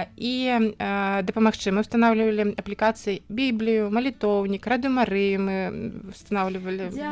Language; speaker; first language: Belarusian; native; Belarusian